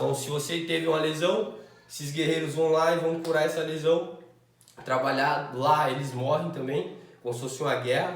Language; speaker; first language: Portuguese; native; Portuguese